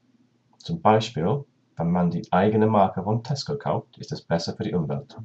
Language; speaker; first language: German; non-native, learner; English